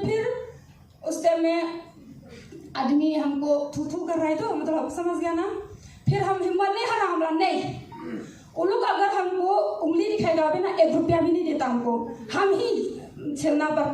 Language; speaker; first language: Hindi; non-native, local second language; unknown